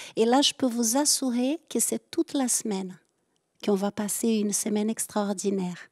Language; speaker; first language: French; native; French